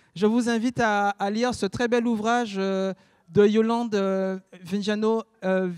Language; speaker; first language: French; native; French